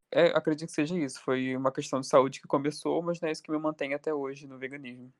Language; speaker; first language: Portuguese; native; Portuguese